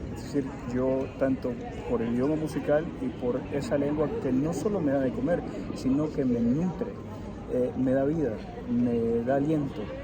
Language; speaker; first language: Spanish; early bilingual, heritage; Spanish